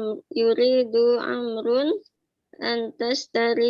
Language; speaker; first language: Arabic; non-native, learner; Indonesian